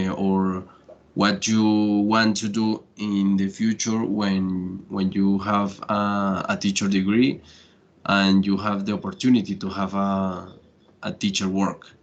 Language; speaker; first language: English; non-native, learner; Spanish